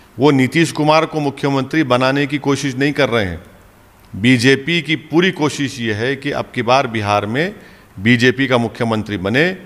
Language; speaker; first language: Hindi; non-native, local second language; Urdu